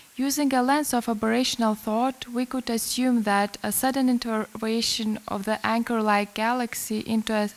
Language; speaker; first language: English; non-native, fluent; Lithuanian